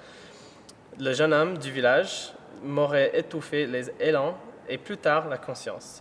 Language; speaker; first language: French; non-native, learner; English